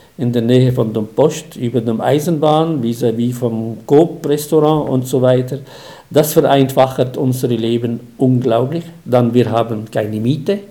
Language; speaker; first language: German; non-native, fluent; Arabic